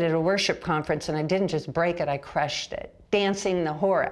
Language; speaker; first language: English; native; English